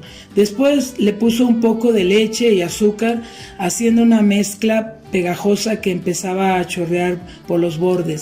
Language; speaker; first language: Spanish; native; Spanish